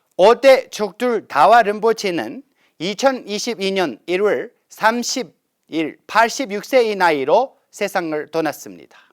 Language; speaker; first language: Korean; non-native, fluent; Tibetan